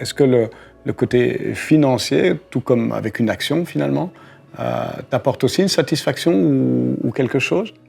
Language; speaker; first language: French; native; French